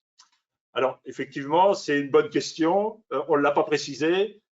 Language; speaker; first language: French; native; French